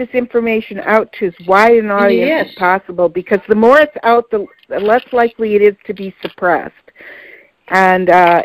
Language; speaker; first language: English; native; English